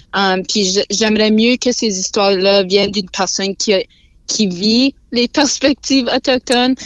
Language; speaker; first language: French; native; French